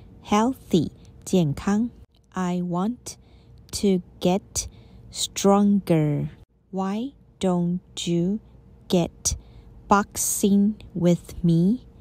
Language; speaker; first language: English; non-native, fluent; Chinese